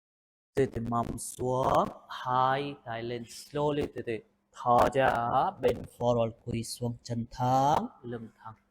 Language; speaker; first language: Vietnamese; non-native, learner; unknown